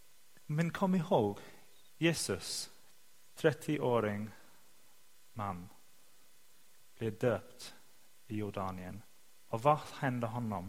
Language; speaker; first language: Swedish; non-native, fluent; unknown